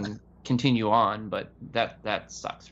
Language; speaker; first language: English; native; English